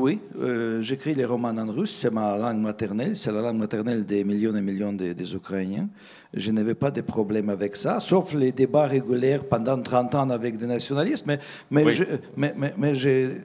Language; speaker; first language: French; non-native, fluent; Russian